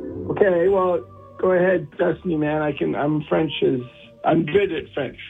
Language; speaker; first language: English; native; English